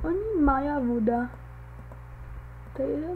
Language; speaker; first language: Polish; non-native, learner; Czech